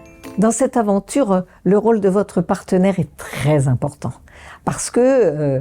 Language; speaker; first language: French; native; French